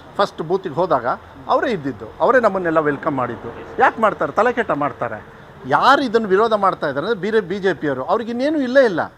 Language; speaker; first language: Kannada; native; Kannada